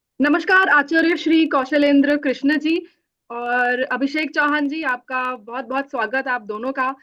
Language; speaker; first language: Hindi; non-native, local second language; Bangla